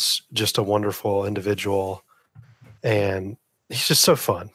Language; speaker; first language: English; native; English